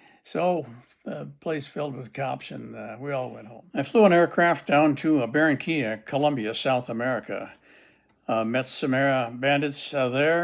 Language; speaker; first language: English; native; English